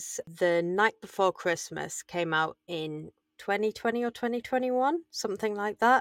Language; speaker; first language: English; native; English